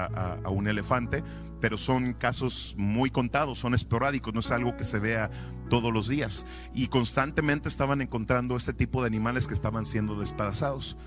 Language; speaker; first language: Spanish; native; Spanish